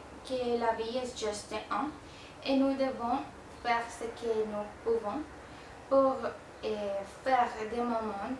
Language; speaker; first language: French; non-native, learner; Spanish